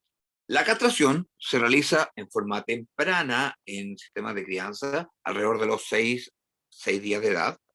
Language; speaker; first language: Spanish; native; Spanish